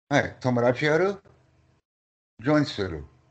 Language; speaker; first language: Japanese; non-native, learner; English